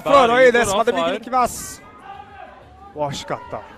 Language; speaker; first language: Japanese; non-native, learner; English